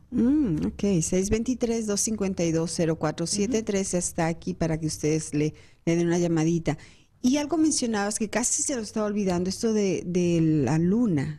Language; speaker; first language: Spanish; native; Spanish